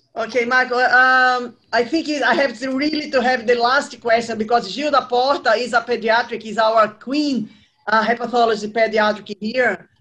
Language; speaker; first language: English; non-native, fluent; Portuguese